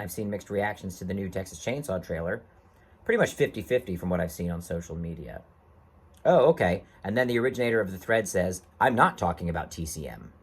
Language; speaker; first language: English; native; English